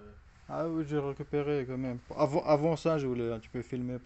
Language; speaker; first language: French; non-native, learner; Russian